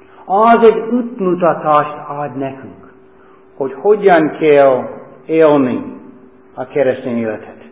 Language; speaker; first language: Hungarian; non-native, fluent; English